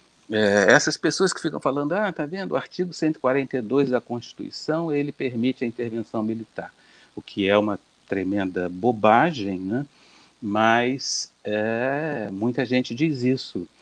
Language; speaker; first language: Portuguese; native; Portuguese